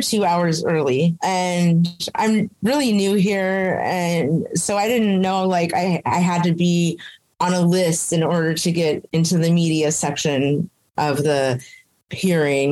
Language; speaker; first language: English; native; English